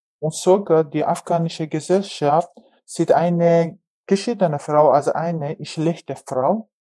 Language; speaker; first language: German; non-native, learner; Persian